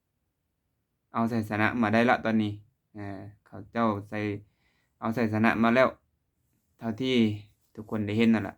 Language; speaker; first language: Thai; non-native, local second language; Lao